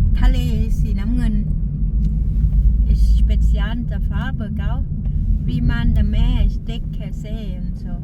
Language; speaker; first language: German; non-native, learner; Thai